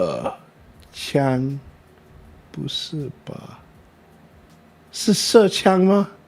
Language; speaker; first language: Chinese; non-native, learner; English